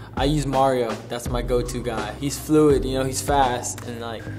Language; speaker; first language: English; native; English